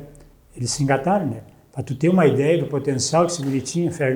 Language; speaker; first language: Portuguese; native; Portuguese